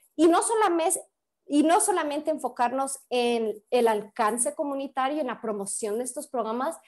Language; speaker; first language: Spanish; early bilingual, heritage; Spanish